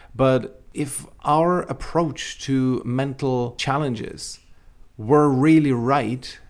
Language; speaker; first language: English; non-native, fluent; Czech